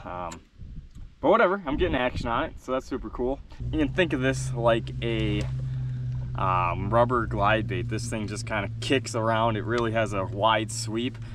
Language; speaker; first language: English; native; English